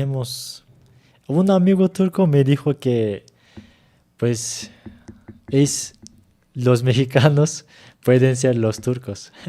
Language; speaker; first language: Spanish; non-native, learner; Turkish